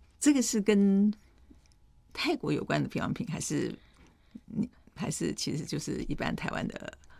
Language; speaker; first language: Chinese; native; Chinese